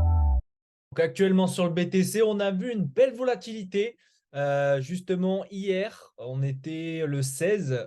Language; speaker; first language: French; native; French